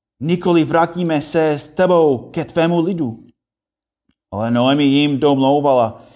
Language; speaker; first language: Czech; non-native, fluent; English